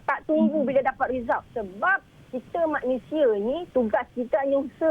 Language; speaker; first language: Malay; native; Malay